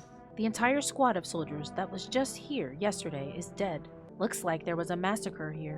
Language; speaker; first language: English; native; English